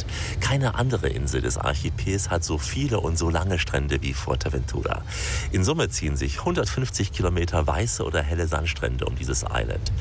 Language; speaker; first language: German; native; German